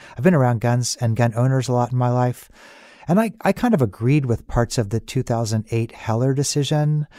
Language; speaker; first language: English; native; English